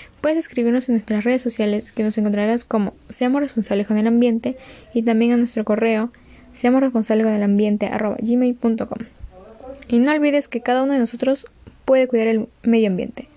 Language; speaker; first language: Spanish; native; Spanish